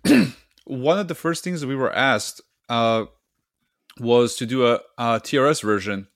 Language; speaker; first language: English; non-native, fluent; Serbian